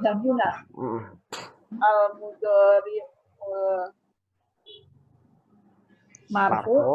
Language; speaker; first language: Arabic; non-native, learner; Indonesian